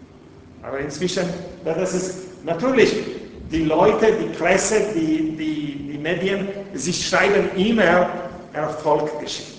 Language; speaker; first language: German; non-native, fluent; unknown